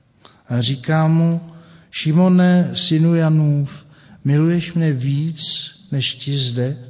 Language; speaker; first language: Czech; native; Czech